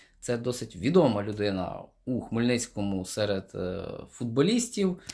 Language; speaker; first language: Ukrainian; native; Ukrainian